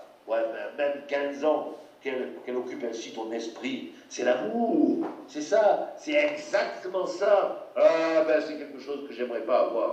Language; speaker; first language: French; native; French